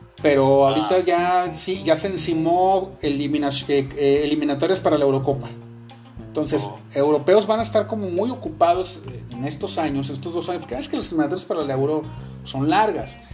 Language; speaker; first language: Spanish; native; Spanish